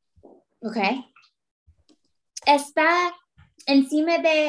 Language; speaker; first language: Spanish; non-native, learner; English